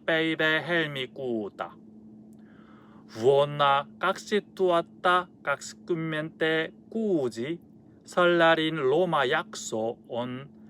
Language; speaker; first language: Finnish; non-native, learner; Korean